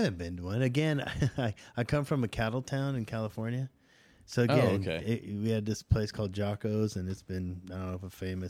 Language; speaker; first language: English; native; English